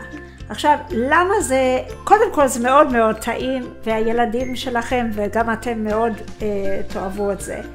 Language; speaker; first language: Hebrew; non-native, fluent; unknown